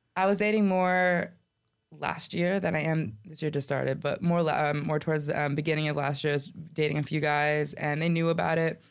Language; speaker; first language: English; native; English